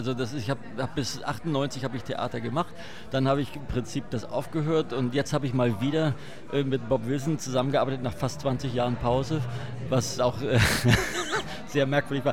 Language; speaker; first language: German; native; German